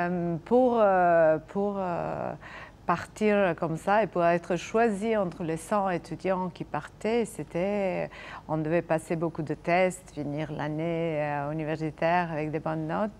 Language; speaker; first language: French; non-native, fluent; Serbian